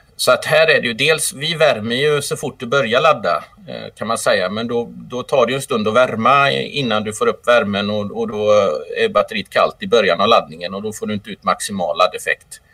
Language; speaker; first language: Swedish; native; Swedish